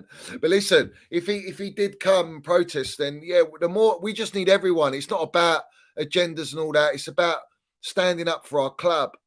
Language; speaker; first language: English; native; English